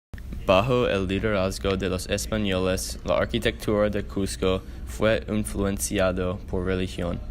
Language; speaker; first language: Spanish; non-native, learner; English